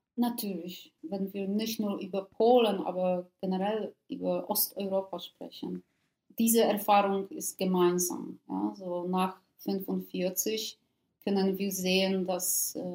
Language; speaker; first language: German; non-native, fluent; Polish